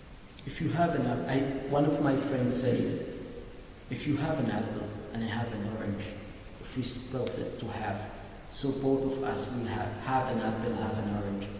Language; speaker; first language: English; non-native, learner; Arabic